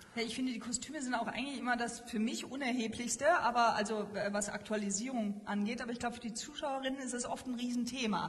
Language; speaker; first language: German; native; German